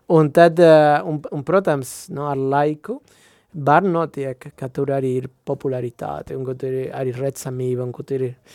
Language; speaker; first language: Latvian; non-native, fluent; Spanish